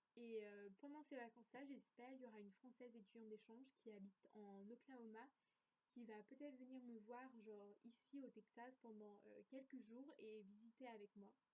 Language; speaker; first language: French; native; French